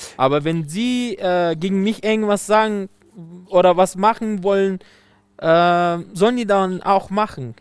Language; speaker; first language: German; non-native, fluent; Persian